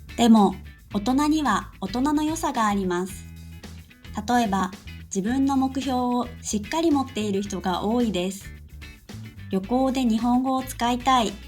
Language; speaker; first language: Japanese; native; Japanese